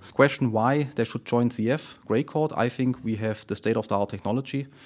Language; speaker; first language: English; non-native, fluent; German